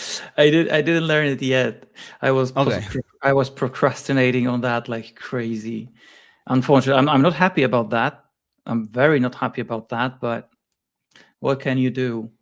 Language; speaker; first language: English; non-native, fluent; Polish